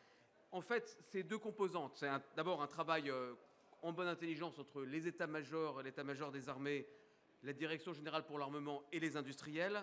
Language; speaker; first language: French; native; French